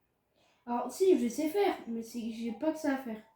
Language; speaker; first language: French; native; French